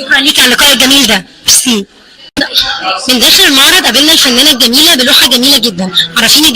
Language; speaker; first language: Arabic; native; Arabic